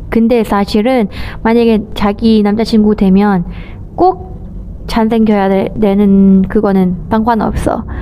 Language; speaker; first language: Korean; non-native, learner; Thai